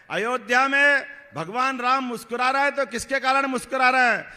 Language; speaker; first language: Hindi; native; Hindi